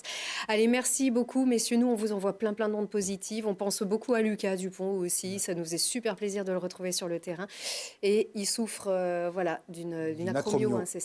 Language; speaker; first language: French; native; French